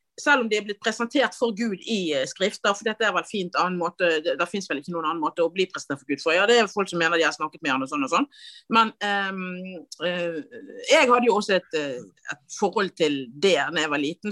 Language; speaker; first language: Norwegian; native; Norwegian